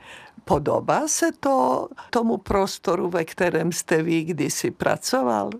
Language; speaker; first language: Czech; native; Czech